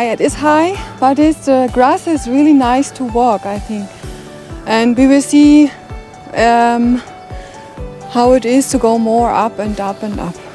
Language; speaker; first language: English; non-native, learner; German